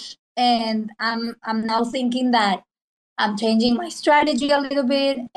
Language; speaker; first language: English; non-native, fluent; Spanish